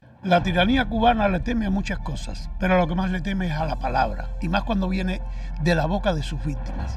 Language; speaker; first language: Spanish; native; Spanish